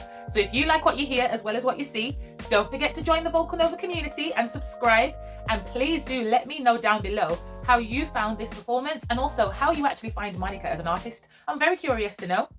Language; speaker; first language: English; native; English